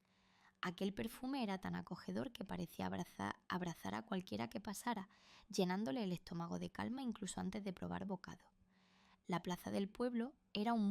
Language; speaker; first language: Spanish; native; Spanish